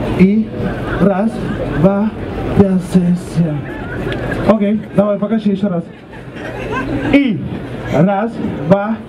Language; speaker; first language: Russian; non-native, learner; Spanish